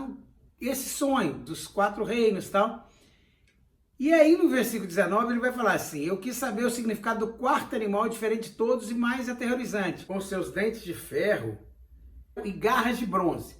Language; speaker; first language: Portuguese; native; Portuguese